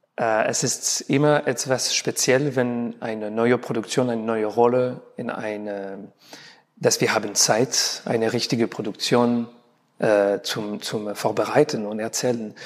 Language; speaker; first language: German; non-native, learner; French